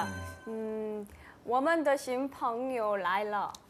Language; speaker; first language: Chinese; non-native, learner; Korean